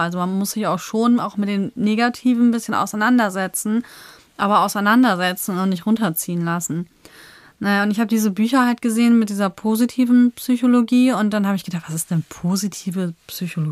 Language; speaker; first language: German; native; German